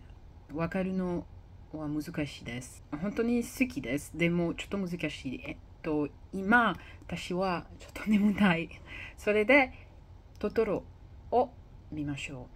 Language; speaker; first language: Japanese; non-native, learner; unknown